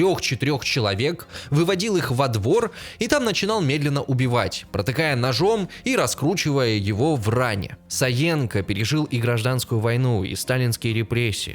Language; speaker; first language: Russian; native; Russian